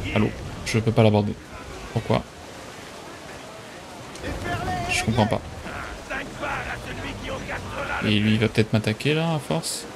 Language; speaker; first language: French; native; French